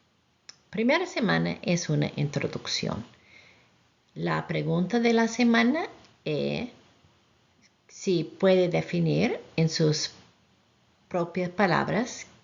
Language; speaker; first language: Spanish; non-native, fluent; English